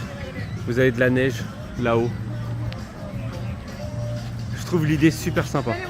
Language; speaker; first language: French; native; French